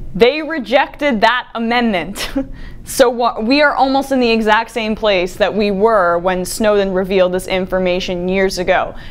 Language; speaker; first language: English; native; English